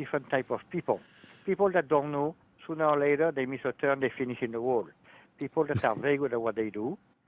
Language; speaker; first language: English; non-native, fluent; French